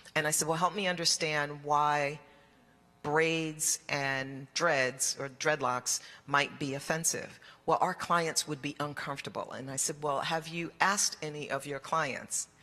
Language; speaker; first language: English; native; English